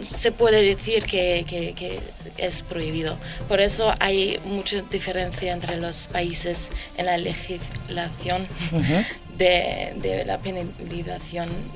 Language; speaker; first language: Spanish; non-native, fluent; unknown